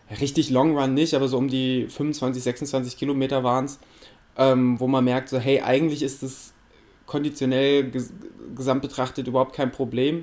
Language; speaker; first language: German; native; German